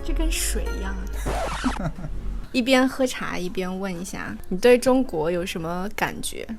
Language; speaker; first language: Chinese; native; Chinese